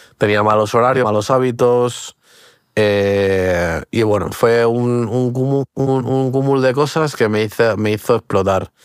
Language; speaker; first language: Spanish; early bilingual, other home language; Portuguese